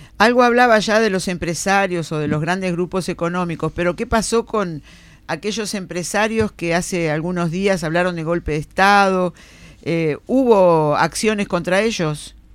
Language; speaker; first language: Spanish; native; Spanish